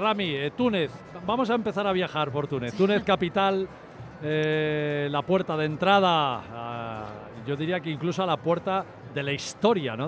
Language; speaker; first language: Spanish; native; Spanish